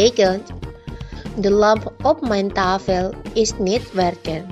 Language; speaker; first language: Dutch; non-native, fluent; Indonesian